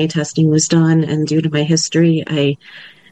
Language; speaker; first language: English; native; English